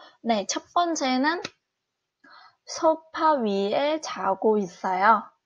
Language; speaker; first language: Korean; non-native, fluent; Vietnamese